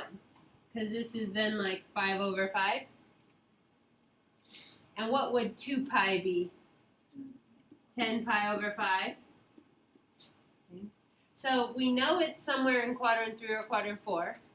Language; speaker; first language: English; native; English